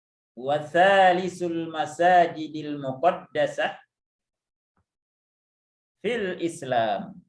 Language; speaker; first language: Arabic; non-native, fluent; Indonesian